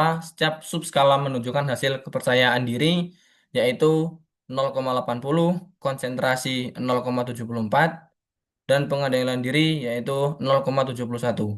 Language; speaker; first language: Indonesian; native; Indonesian